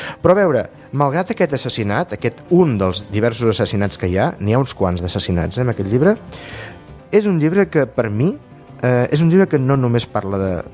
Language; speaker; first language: Catalan; native; Catalan